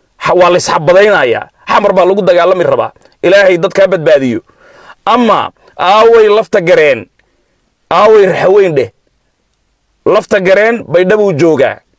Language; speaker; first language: Somali; native; Somali